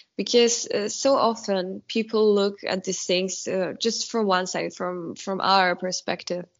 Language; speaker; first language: English; non-native, fluent; Polish